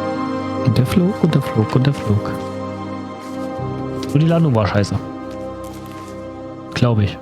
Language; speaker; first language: German; native; German